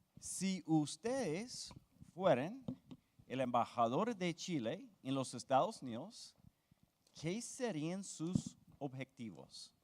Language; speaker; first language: Spanish; non-native, fluent; English